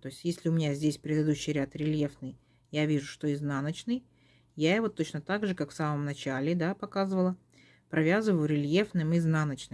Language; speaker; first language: Russian; native; Russian